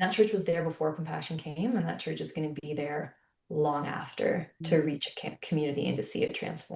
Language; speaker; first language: English; native; English